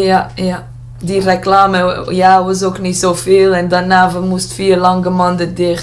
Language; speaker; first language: Dutch; non-native, learner; Portuguese